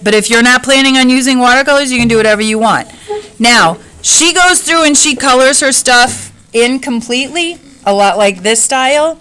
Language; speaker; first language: English; native; English